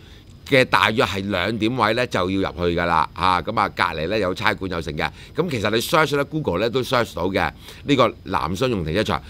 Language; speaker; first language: Cantonese; native; Cantonese